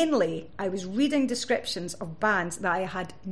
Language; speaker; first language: English; native; English